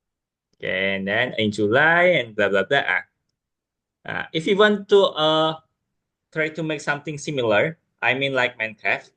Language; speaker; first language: English; non-native, learner; Indonesian